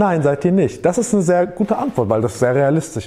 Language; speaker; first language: German; native; German